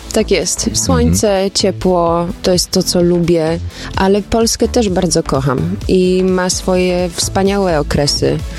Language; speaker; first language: Polish; early bilingual, heritage; Polish